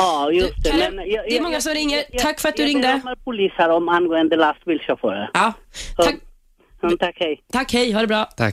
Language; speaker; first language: Swedish; non-native, fluent; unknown